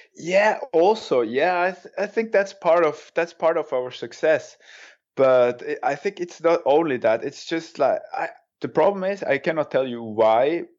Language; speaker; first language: English; non-native, fluent; German